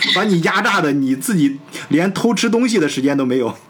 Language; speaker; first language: Chinese; native; Chinese